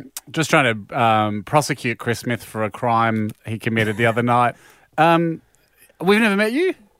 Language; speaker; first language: English; native; English